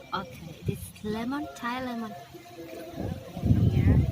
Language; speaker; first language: English; non-native, learner; Thai